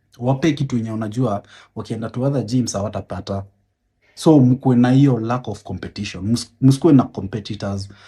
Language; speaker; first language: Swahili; native; Swahili